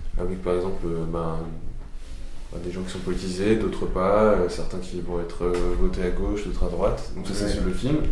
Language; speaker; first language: French; native; French